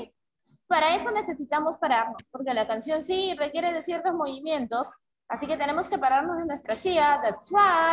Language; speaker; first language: Spanish; native; Spanish